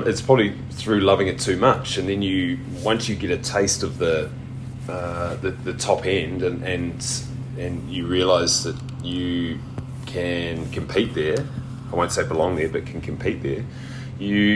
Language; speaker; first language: English; native; English